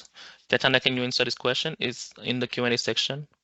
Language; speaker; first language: English; non-native, local second language; French